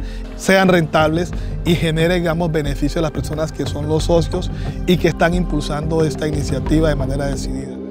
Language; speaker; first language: Spanish; native; Spanish